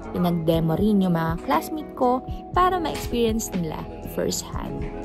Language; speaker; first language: Filipino; native; Filipino